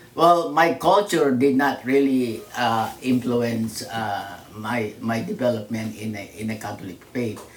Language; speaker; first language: English; non-native, local second language; Filipino